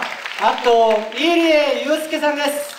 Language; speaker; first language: Japanese; non-native, fluent; Korean